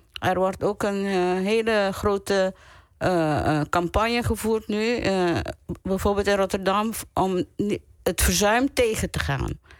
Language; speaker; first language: Dutch; non-native, local second language; Papiamento